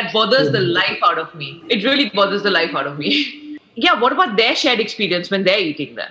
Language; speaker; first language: English; non-native, local second language; Hindi